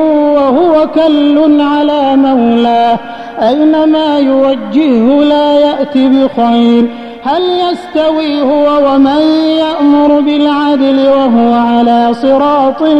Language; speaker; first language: Arabic; native; Arabic